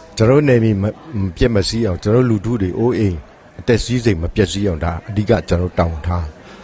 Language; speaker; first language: Burmese; non-native, local second language; Pa'o Karen